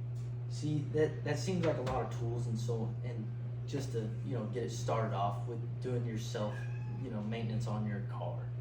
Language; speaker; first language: English; native; English